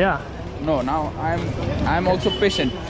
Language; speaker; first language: English; non-native, learner; Bangla